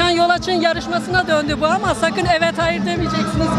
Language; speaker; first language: Turkish; native; Turkish